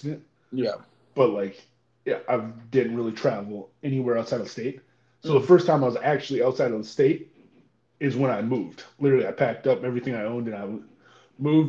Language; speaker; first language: English; native; English